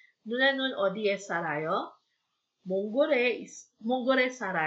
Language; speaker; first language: Korean; non-native, fluent; Filipino